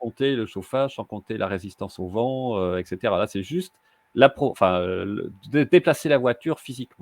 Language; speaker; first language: French; native; French